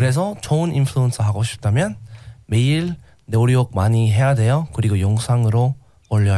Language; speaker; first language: Korean; non-native, learner; English